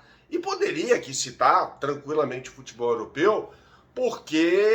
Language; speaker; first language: Portuguese; native; Portuguese